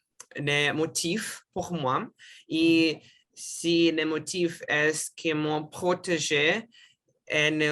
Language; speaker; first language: French; non-native, learner; Russian